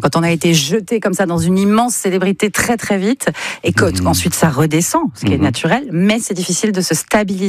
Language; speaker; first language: French; native; French